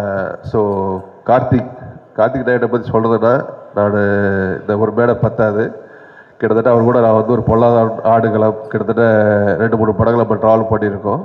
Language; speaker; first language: Tamil; native; Tamil